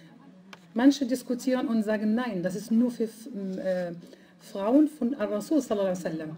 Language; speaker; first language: German; non-native, fluent; Arabic